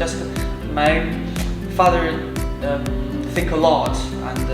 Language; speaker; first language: English; non-native, learner; Chinese